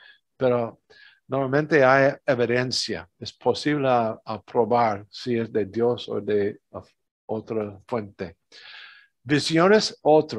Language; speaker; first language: Spanish; non-native, fluent; English